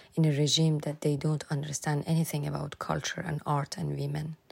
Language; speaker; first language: English; non-native, fluent; Persian